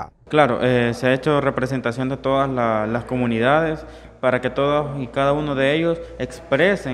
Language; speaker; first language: Spanish; native; Spanish